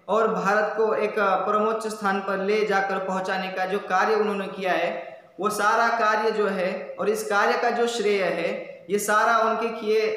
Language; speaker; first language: Hindi; non-native, local second language; Marathi